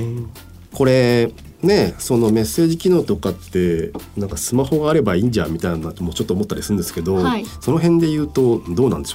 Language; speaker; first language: Japanese; native; Japanese